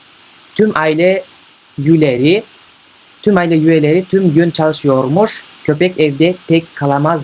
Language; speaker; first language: Turkish; non-native, fluent; Kyrgyz